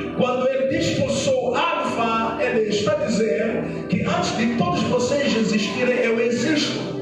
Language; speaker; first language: Portuguese; non-native, local second language; Tsonga